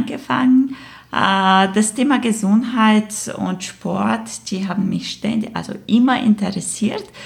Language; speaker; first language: German; non-native, fluent; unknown